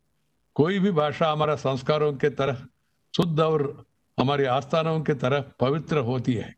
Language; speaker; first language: Hindi; non-native, local second language; Telugu